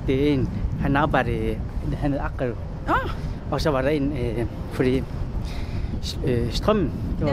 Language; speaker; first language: Danish; non-native, local second language; Kalaallisut